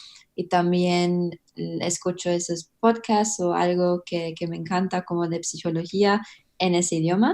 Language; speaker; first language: Spanish; early bilingual, heritage; English